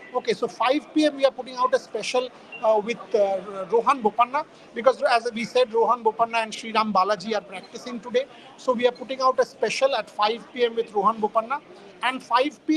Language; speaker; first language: English; non-native, local second language; Bangla